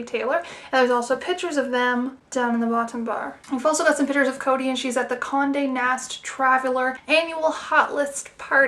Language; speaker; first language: English; native; English